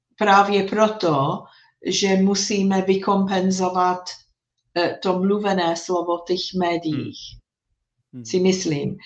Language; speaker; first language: Czech; non-native, fluent; English